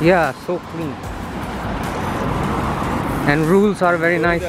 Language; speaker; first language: English; non-native, local second language; Hindi